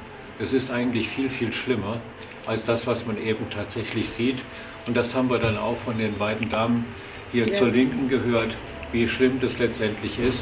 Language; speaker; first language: German; native; German